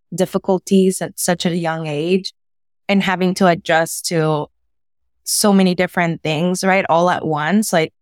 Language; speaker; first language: English; early bilingual, other home language; Spanish